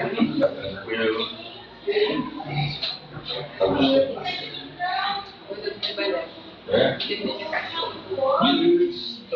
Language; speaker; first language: Portuguese; native; Portuguese